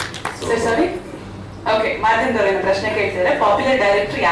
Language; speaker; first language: Kannada; native; Kannada